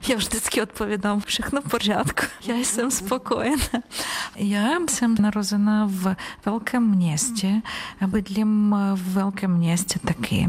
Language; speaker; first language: Czech; non-native, learner; Ukrainian